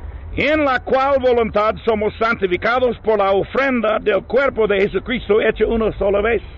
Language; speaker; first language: Spanish; non-native, learner; English